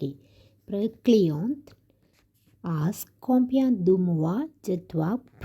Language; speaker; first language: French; non-native, learner; Tamil